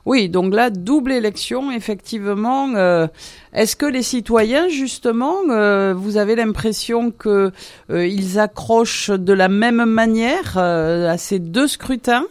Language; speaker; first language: French; native; French